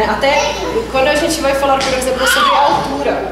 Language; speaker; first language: Portuguese; non-native, fluent; Czech